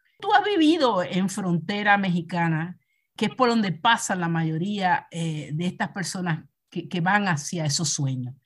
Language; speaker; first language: Spanish; native; Spanish